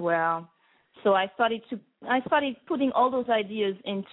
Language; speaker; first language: English; non-native, fluent; French